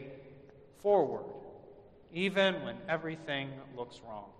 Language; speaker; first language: English; native; English